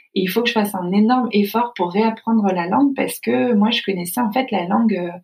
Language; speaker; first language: French; native; French